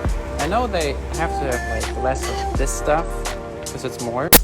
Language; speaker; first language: English; non-native, fluent; German